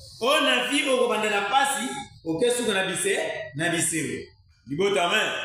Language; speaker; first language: Lingala; non-native, local second language; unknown